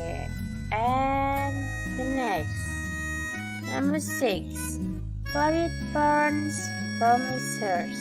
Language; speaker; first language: English; non-native, fluent; Indonesian